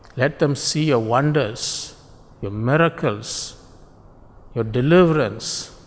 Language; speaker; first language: English; non-native, local second language; Tamil